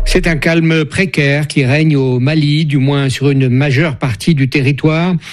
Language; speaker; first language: French; native; French